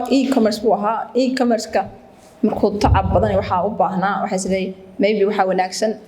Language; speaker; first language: Somali; early bilingual, heritage; Somali